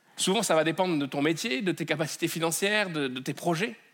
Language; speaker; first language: French; native; French